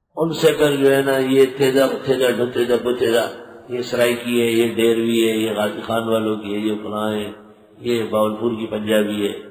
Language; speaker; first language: Urdu; non-native, local second language; Pashto